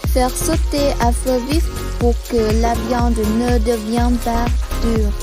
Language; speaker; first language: French; non-native, learner; Vietnamese